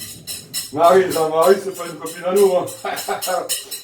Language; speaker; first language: French; native; French